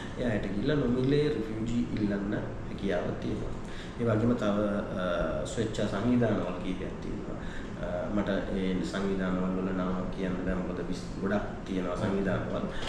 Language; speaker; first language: Sinhala; non-native, local second language; Tamil